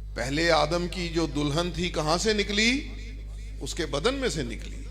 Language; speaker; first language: Urdu; non-native, local second language; Punjabi